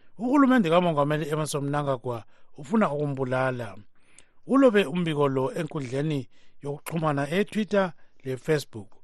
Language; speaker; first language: Zulu; native; Zulu